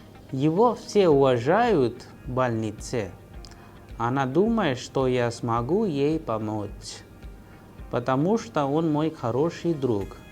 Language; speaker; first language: Russian; non-native, fluent; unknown